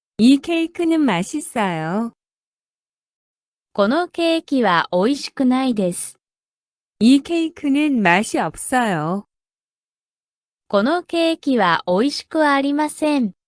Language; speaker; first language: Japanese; non-native, fluent; Korean